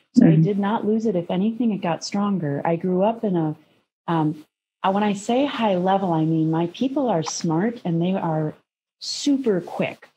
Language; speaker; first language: English; native; English